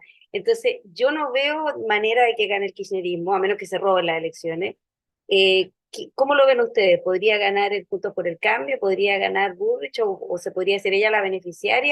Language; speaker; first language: Spanish; native; Spanish